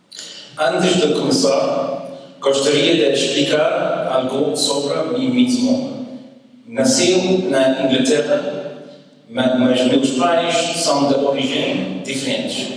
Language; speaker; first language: Portuguese; early bilingual, heritage; English